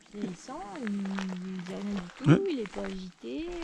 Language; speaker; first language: French; native; French